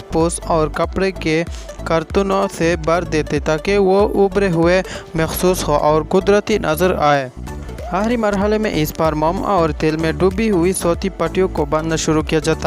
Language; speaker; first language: Urdu; native; Urdu